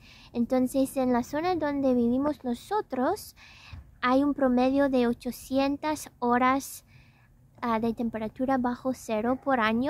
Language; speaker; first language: Spanish; non-native, fluent; English